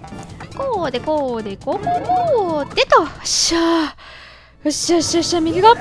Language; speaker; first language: Japanese; native; Japanese